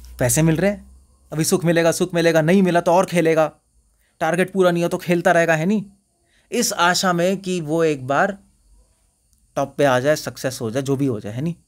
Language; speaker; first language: Hindi; native; Hindi